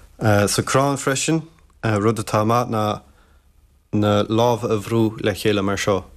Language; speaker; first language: Irish; early bilingual, other home language; French